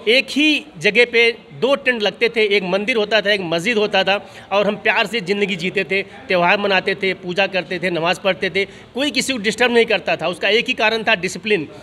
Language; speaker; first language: Hindi; native; Hindi